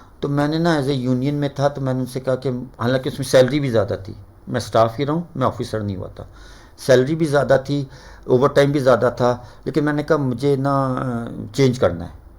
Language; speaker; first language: Urdu; native; Urdu